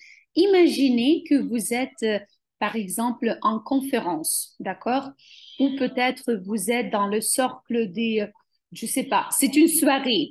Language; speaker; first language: French; non-native, fluent; Ukrainian